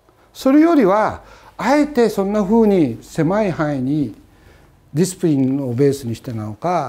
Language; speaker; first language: Japanese; native; Japanese